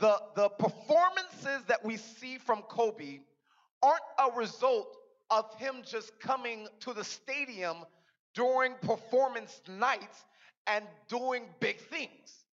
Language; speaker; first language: English; native; English